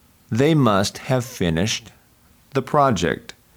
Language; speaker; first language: English; native; English